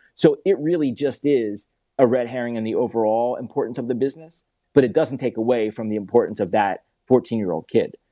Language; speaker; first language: English; native; English